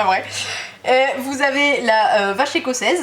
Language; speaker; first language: French; native; French